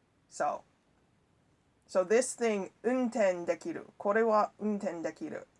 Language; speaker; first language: Japanese; non-native, learner; English